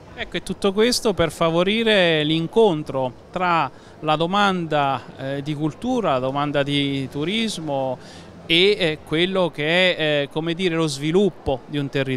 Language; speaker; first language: Italian; native; Italian